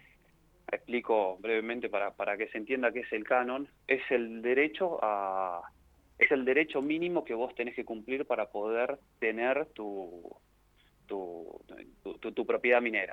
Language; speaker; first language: Spanish; native; Spanish